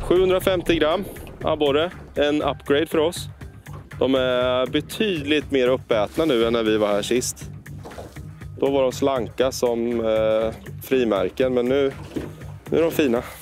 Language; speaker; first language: Swedish; native; Swedish